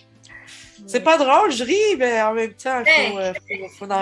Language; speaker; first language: French; native; French